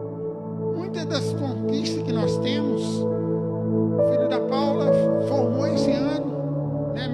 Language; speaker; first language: Portuguese; native; Portuguese